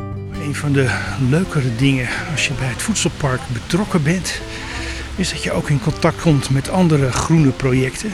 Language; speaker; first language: Dutch; native; Dutch